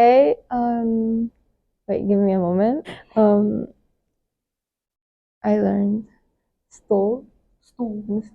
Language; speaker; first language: English; non-native, fluent; Japanese